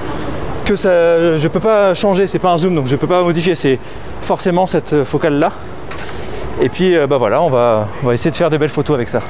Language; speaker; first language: French; native; French